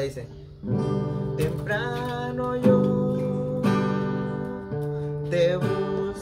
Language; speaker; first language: Spanish; native; Spanish